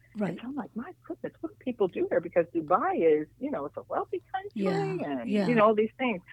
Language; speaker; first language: English; native; English